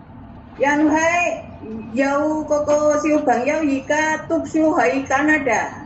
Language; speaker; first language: Cantonese; non-native, learner; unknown